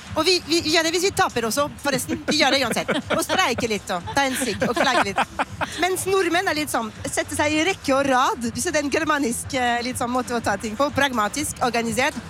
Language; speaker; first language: Norwegian; non-native, fluent; French